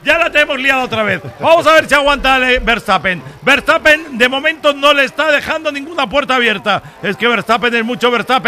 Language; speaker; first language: Spanish; native; Spanish